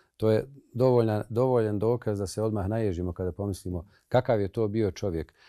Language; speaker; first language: Bosnian; native; Bosnian